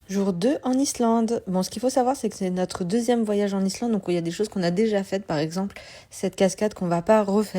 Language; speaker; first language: French; native; French